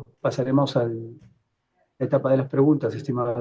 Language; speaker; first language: Spanish; native; Spanish